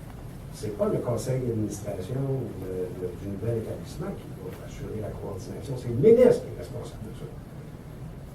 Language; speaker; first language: French; native; French